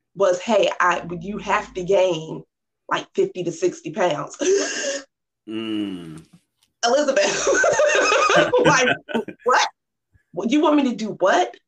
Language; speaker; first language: English; native; English